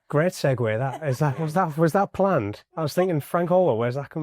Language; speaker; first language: English; native; English